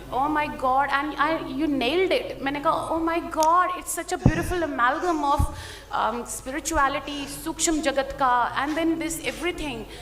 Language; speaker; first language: Hindi; native; Hindi